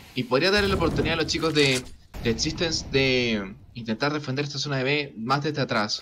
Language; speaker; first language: Spanish; native; Spanish